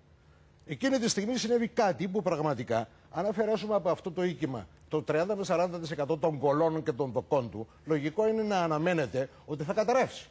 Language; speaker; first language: Greek; native; Greek